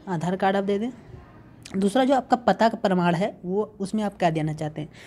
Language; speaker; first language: Hindi; native; Hindi